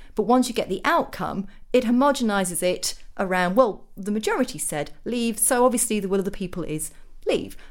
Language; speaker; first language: English; native; English